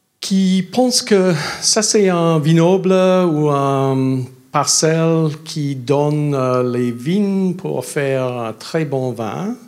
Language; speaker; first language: French; non-native, learner; English